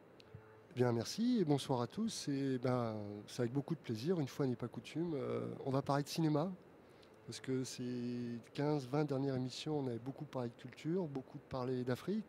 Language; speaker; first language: French; native; French